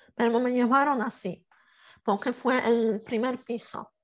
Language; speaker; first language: Spanish; non-native, fluent; Polish